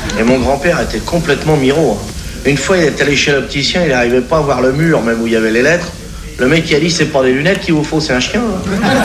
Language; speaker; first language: French; native; French